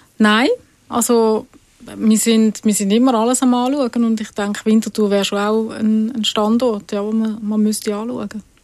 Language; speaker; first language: German; native; German